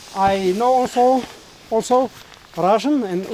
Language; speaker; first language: English; non-native, learner; Tajik